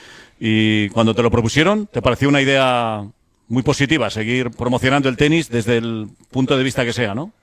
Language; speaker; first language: Spanish; native; Spanish